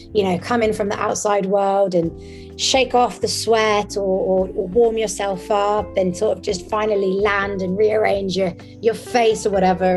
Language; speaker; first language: English; early bilingual, other home language; French